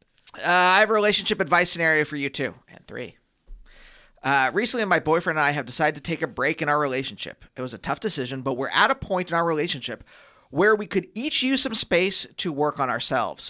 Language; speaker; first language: English; native; English